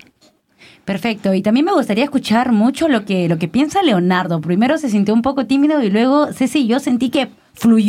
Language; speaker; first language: Spanish; native; Spanish